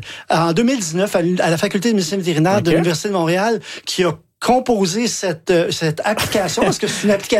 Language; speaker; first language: French; native; French